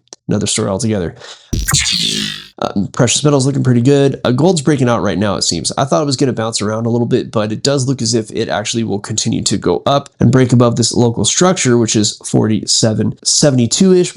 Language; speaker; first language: English; native; English